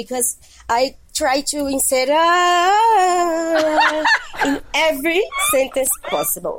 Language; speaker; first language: English; non-native, fluent; Portuguese